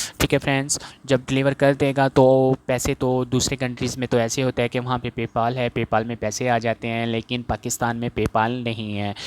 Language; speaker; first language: Urdu; non-native, local second language; Punjabi